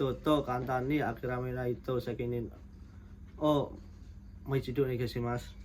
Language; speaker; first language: Japanese; non-native, learner; Indonesian